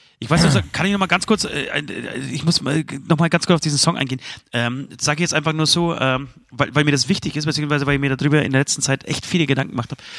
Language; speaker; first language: German; early bilingual, other home language; Polish